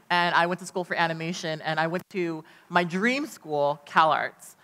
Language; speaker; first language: English; native; English